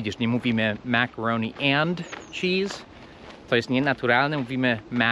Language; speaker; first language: Polish; early bilingual, heritage; Polish